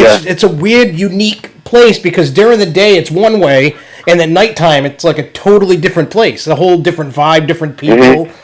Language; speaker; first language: English; native; English